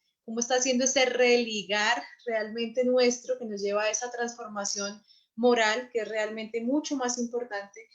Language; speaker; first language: Spanish; native; Spanish